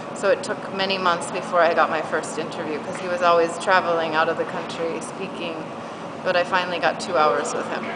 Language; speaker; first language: English; native; English